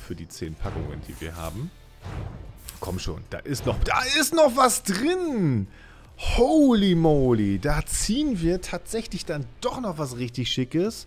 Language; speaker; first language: German; native; German